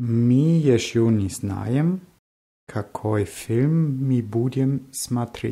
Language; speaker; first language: Russian; non-native, learner; German